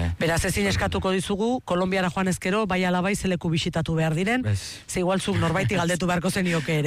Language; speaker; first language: Basque; native; Basque